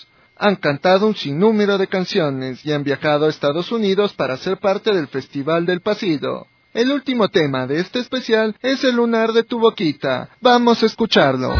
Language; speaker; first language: Spanish; native; Spanish